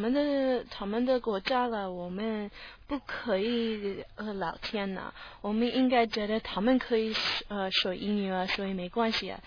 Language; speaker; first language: Chinese; non-native, learner; English